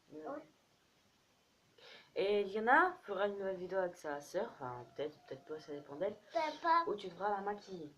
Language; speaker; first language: French; native; French